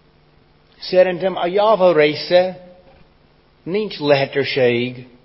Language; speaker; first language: Hungarian; non-native, fluent; English